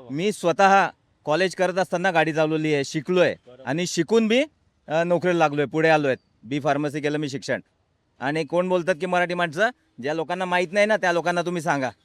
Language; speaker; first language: Marathi; native; Marathi